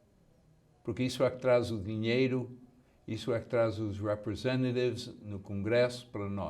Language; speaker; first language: Portuguese; early bilingual, heritage; Portuguese